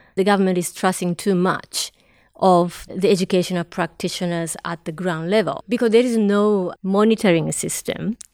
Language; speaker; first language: English; non-native, fluent; Japanese